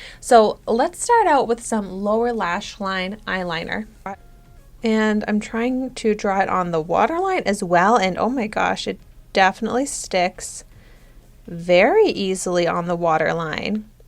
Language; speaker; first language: English; native; English